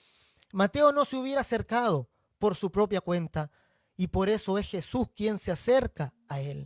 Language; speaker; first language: Spanish; native; Spanish